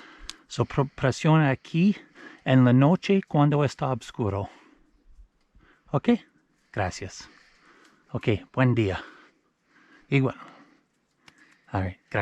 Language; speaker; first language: Spanish; non-native, learner; English